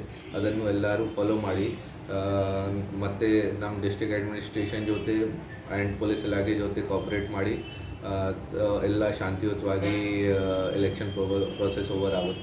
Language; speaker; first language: Kannada; non-native, learner; Hindi